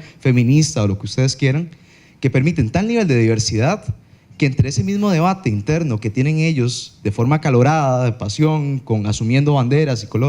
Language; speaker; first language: Spanish; native; Spanish